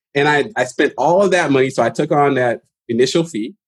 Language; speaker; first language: English; early bilingual, other home language; Haitian Creole